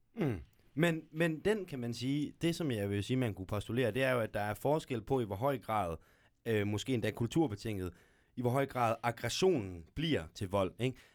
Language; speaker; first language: Danish; native; Danish